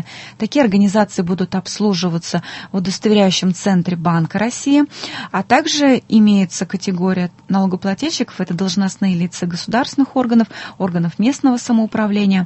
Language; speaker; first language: Russian; native; Russian